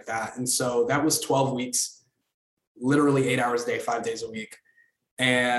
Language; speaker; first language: English; native; English